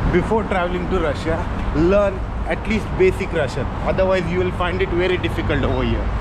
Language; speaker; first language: English; non-native, local second language; Hindi